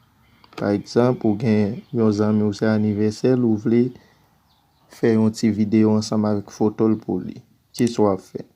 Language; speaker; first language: French; non-native, learner; Haitian Creole